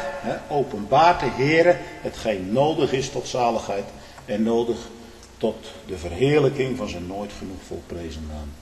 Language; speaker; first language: Dutch; native; Dutch